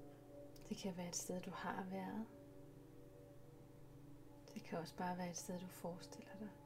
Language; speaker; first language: Danish; native; Danish